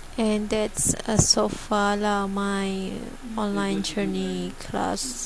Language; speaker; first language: English; non-native, learner; Malay